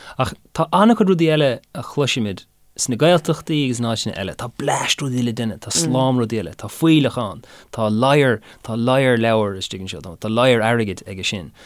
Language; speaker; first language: Irish; non-native, local second language; English